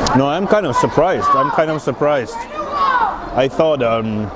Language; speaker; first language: English; non-native, fluent; German